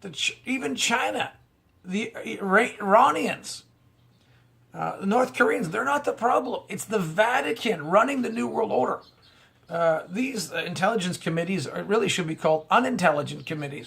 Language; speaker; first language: English; native; English